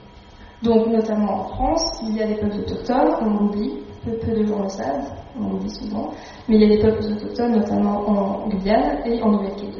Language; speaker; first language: French; native; French